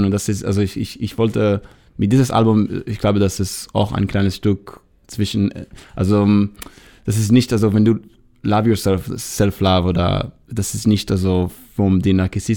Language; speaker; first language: German; non-native, learner; Hebrew